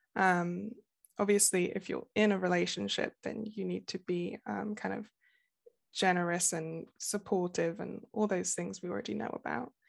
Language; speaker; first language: English; native; English